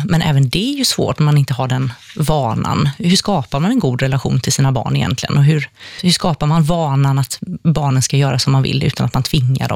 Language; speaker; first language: Swedish; native; Swedish